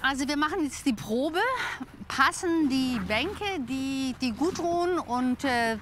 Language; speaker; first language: German; native; German